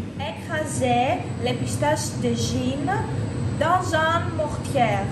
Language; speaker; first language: French; non-native, learner; Greek